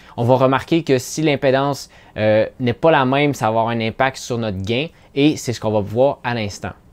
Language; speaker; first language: French; native; French